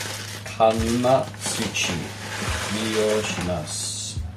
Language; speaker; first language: Japanese; non-native, learner; English